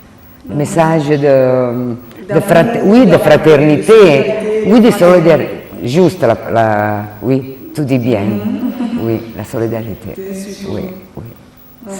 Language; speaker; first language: French; non-native, learner; Italian